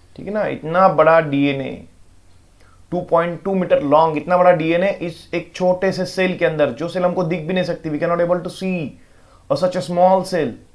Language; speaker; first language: Hindi; non-native, local second language; Marathi